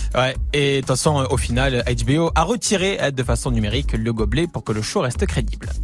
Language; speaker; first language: French; early bilingual, other home language; English